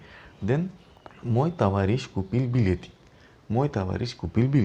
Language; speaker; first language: Russian; non-native, fluent; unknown